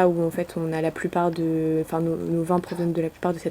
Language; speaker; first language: French; native; French